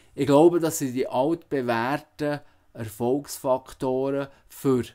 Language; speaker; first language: German; native; German